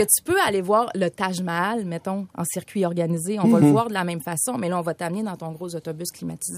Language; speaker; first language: French; native; French